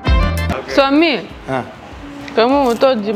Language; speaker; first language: Indonesian; non-native, learner; Russian